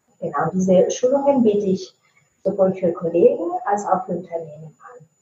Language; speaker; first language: German; non-native, fluent; Italian